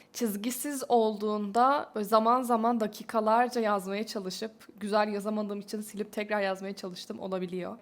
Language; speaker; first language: Turkish; native; Turkish